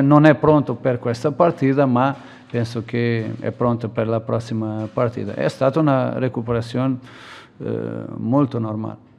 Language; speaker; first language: Italian; non-native, fluent; Portuguese